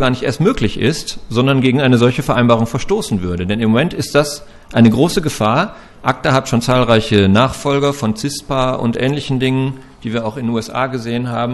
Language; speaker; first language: German; native; German